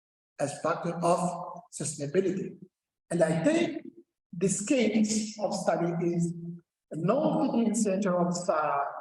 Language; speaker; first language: English; non-native, learner; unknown